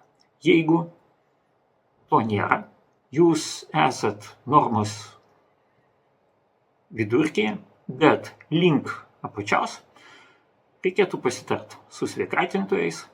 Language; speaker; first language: Lithuanian; non-native, local second language; Russian